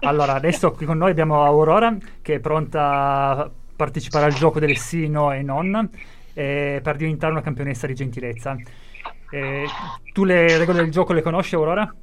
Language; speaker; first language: Italian; native; Italian